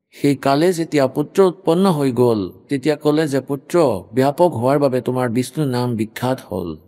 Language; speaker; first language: Assamese; native; Assamese